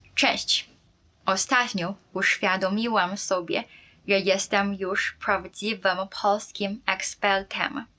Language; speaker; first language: Polish; non-native, fluent; Chinese